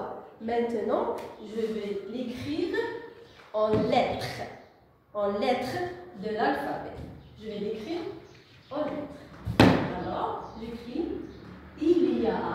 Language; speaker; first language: French; non-native, local second language; Arabic